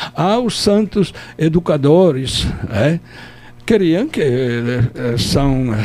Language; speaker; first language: Portuguese; non-native, fluent; Italian